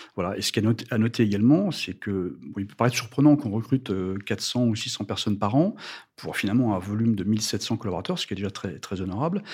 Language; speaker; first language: French; native; French